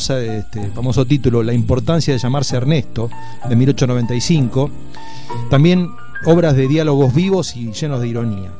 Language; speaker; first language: Spanish; native; Spanish